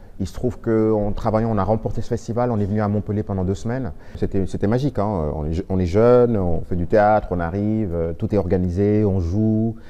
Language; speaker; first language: French; non-native, local second language; Wolof